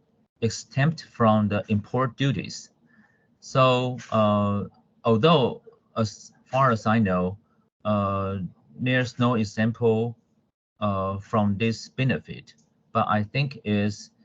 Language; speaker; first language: English; non-native, fluent; Chinese